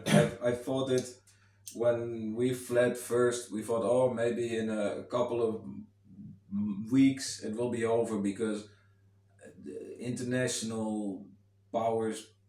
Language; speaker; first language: English; non-native, fluent; Dutch